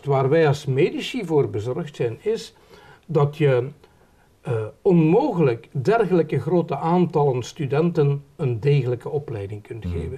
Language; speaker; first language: Dutch; native; Dutch